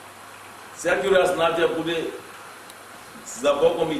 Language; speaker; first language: Russian; non-native, learner; English